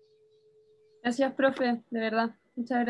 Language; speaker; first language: Spanish; native; Spanish